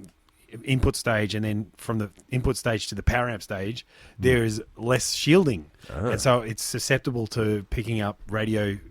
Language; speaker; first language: English; native; English